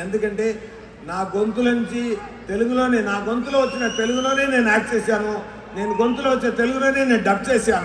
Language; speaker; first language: Telugu; non-native, learner; Tamil